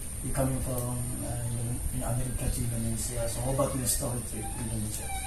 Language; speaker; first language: English; non-native, learner; Indonesian